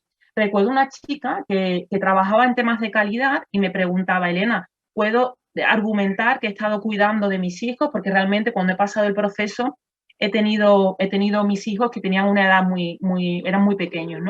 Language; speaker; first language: Spanish; native; Spanish